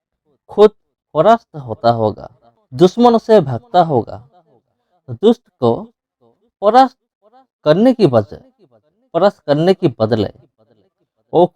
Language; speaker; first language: Hindi; non-native, local second language; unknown